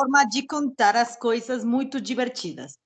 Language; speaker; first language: Portuguese; non-native, fluent; Spanish